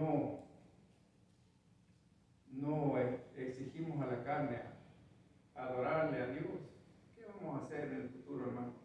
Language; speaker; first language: Spanish; native; Spanish